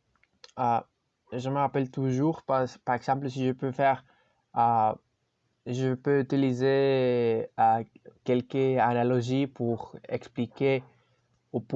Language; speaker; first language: French; non-native, learner; Spanish